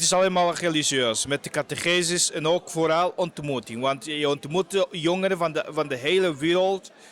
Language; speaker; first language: Dutch; non-native, fluent; Portuguese